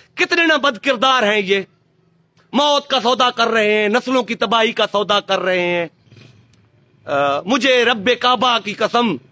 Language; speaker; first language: Urdu; non-native, local second language; Sindhi